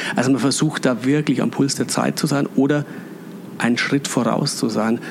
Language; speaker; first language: German; native; German